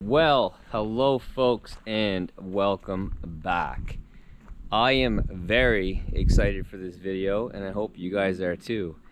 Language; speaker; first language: English; native; English